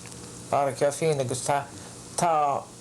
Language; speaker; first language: Irish; native; Irish